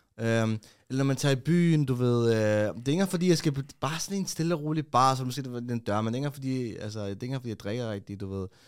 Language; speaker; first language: Danish; early bilingual, other home language; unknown